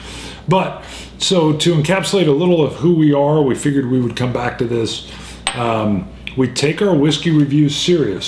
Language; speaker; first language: English; native; English